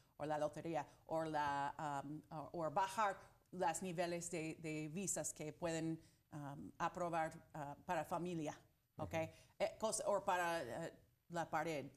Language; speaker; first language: Spanish; non-native, fluent; English